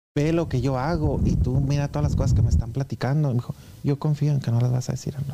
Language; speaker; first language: Spanish; native; Spanish